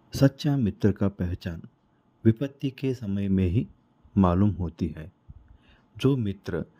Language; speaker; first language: Hindi; non-native, local second language; Telugu